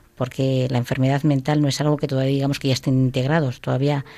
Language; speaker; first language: Spanish; native; Spanish